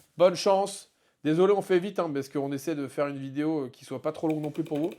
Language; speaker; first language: French; native; French